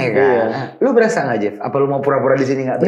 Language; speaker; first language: Indonesian; native; Indonesian